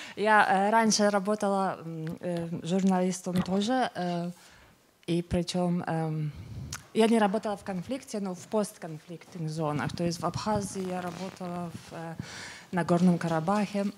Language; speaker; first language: Russian; non-native, fluent; English